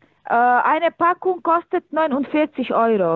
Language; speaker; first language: German; non-native, learner; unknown